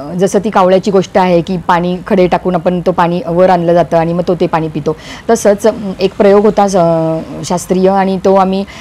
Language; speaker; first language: Marathi; native; Marathi